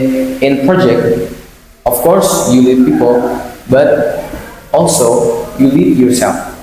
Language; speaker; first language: English; non-native, learner; Indonesian